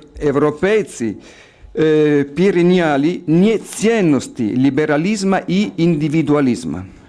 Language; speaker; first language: Russian; non-native, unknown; Italian